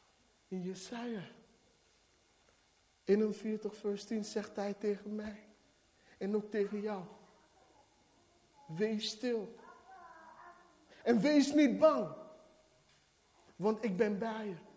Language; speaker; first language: Dutch; non-native, fluent; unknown